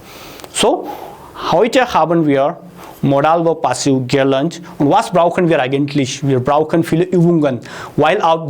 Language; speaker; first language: German; non-native, fluent; Hindi